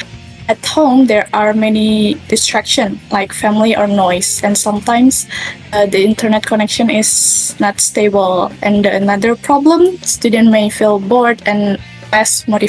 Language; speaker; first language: English; non-native, fluent; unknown